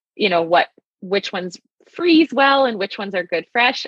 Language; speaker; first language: English; native; English